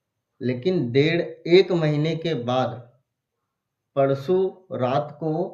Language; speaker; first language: Hindi; native; Hindi